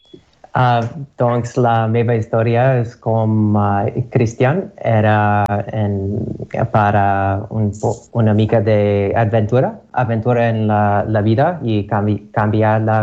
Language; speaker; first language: Catalan; non-native, learner; English